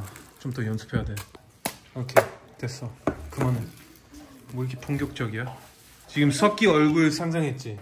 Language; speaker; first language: Korean; non-native, learner; French